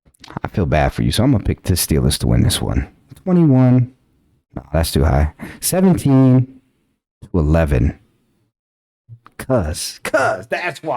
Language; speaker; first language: English; native; English